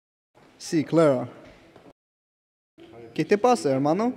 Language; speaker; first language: Spanish; non-native, learner; English